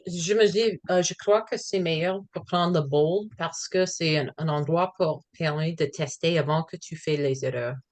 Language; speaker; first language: French; non-native, learner; English